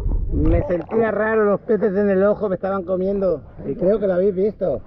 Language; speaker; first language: Spanish; native; Spanish